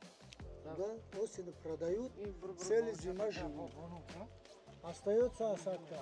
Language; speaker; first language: Russian; non-native, local second language; Tajik